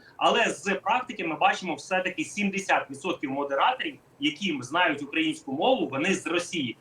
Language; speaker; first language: Ukrainian; non-native, local second language; Russian